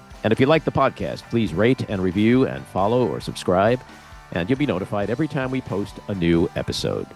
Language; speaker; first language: English; native; English